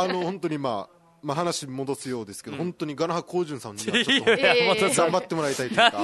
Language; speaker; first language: Japanese; native; Japanese